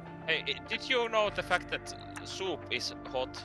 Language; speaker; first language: English; non-native, fluent; Finnish